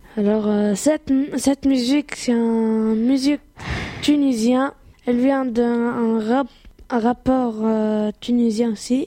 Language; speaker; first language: French; non-native, learner; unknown